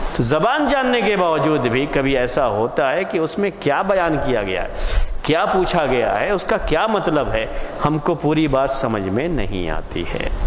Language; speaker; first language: Urdu; native; Urdu